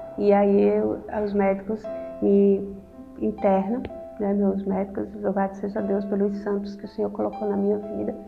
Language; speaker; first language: Portuguese; native; Portuguese